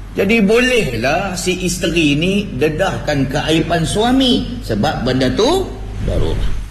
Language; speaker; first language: Malay; native; Malay